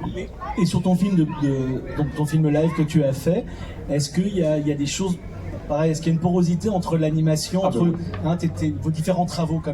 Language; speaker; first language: French; native; French